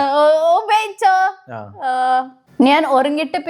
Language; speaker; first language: Malayalam; non-native, learner; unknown